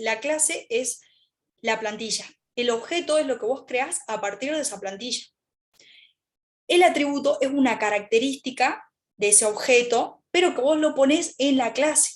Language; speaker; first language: Spanish; native; Spanish